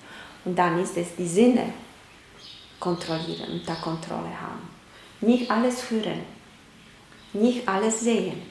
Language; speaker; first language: German; non-native, fluent; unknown